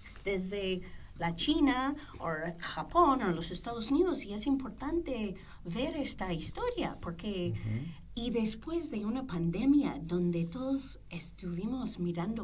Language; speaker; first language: Spanish; non-native, fluent; English